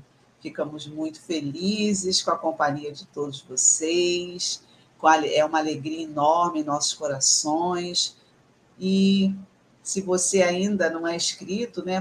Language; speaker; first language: Portuguese; native; Portuguese